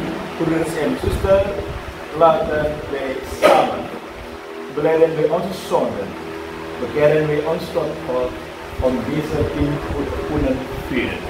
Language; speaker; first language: Dutch; non-native, learner; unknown